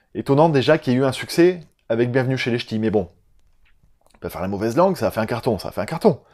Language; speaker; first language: French; native; French